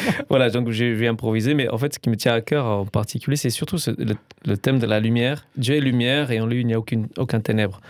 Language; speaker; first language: French; non-native, fluent; English